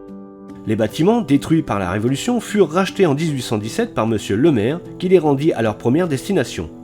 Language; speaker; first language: French; native; French